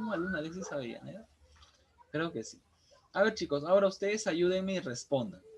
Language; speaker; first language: Spanish; native; Spanish